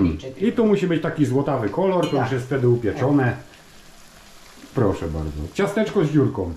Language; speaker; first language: Polish; native; Polish